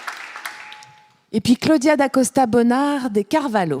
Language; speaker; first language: French; native; French